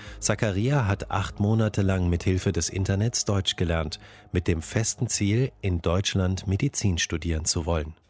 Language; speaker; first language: German; native; German